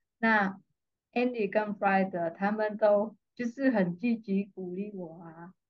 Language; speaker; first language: Chinese; non-native, fluent; Vietnamese